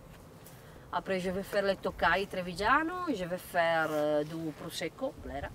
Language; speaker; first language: French; non-native, learner; Italian